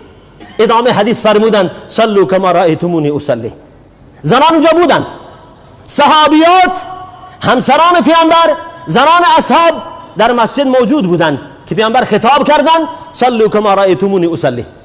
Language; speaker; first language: Persian; native; Persian